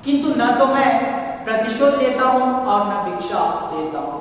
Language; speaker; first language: Hindi; non-native, local second language; Kannada